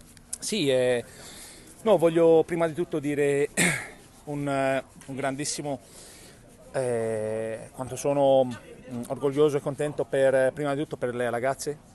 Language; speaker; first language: Italian; non-native, fluent; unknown